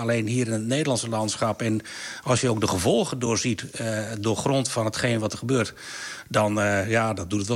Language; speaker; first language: Dutch; native; Dutch